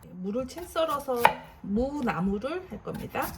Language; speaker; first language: Korean; native; Korean